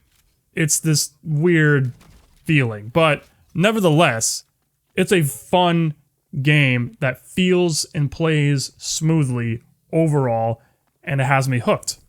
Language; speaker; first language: English; native; English